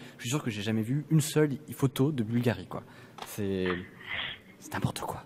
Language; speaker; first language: French; native; French